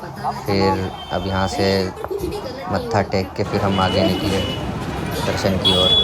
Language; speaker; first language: Hindi; native; Hindi